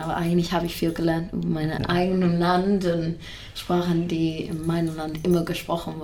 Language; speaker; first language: German; non-native, fluent; English